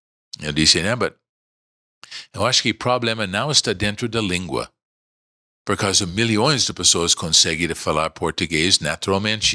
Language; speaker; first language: Portuguese; non-native, fluent; English